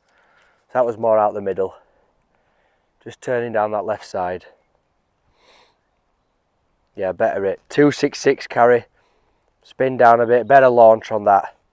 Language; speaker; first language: English; native; English